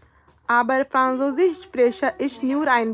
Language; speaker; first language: German; non-native, learner; Hindi